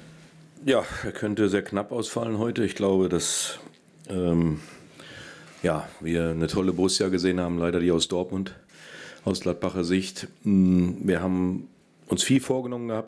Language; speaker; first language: German; native; German